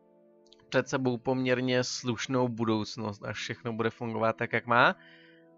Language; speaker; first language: Czech; native; Czech